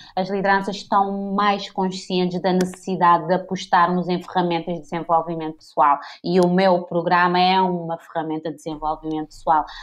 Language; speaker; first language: Portuguese; non-native, local second language; Kabuverdianu